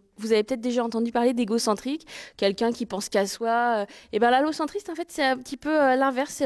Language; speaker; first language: French; native; French